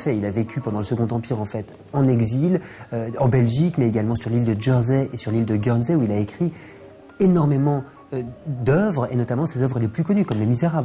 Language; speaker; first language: French; native; French